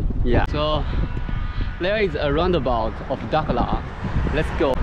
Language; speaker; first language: English; non-native, fluent; Chinese